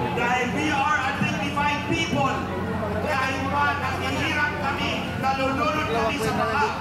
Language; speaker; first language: Filipino; native; Filipino